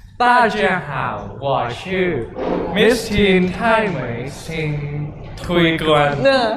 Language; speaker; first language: Chinese; non-native, learner; Thai